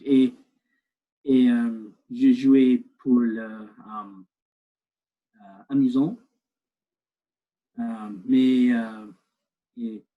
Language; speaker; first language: French; non-native, learner; English